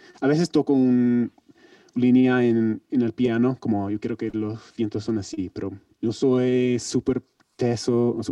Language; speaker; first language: Spanish; non-native, learner; English